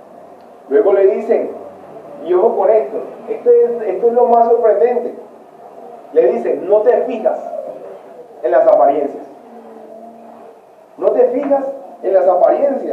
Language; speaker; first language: Spanish; native; Spanish